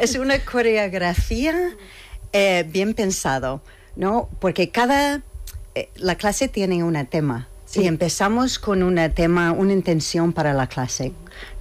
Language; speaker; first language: Spanish; non-native, fluent; English